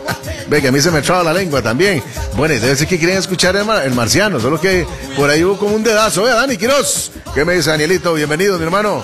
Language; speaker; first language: Spanish; native; Spanish